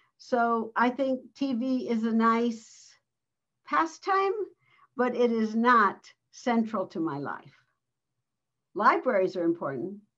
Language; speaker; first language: English; early bilingual, other home language; Spanish